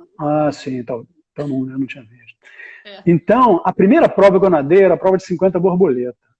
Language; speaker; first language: Portuguese; native; Portuguese